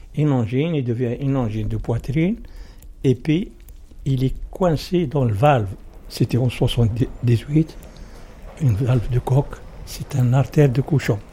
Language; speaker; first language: French; non-native, learner; Arabic